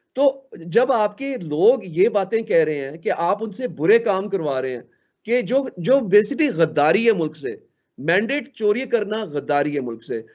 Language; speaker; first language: Urdu; native; Urdu